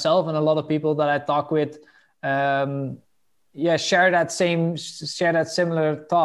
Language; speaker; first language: English; non-native, fluent; Dutch